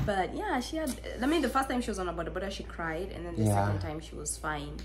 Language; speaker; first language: English; non-native, local second language; Kikuyu